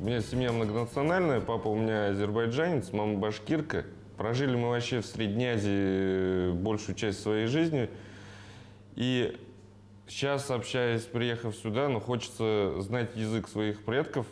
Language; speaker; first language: Russian; native; Russian